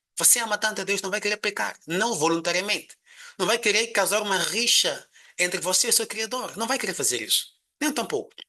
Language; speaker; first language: Portuguese; non-native, local second language; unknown